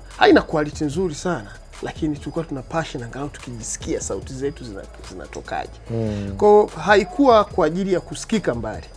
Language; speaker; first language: Swahili; native; Swahili